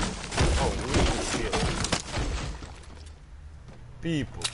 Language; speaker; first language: English; non-native, learner; French